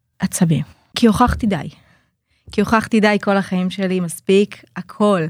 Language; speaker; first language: Hebrew; early bilingual, other home language; Russian